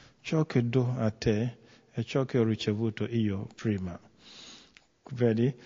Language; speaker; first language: Italian; non-native, fluent; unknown